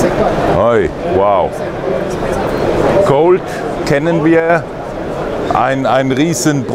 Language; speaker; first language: German; native; German